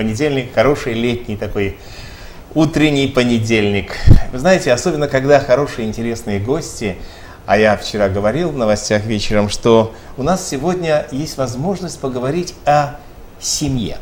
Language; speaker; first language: Russian; native; Russian